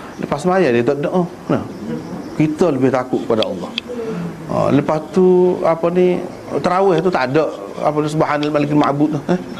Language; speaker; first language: Malay; native; Malay